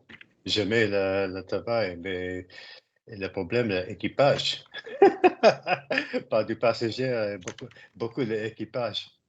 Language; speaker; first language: French; non-native, learner; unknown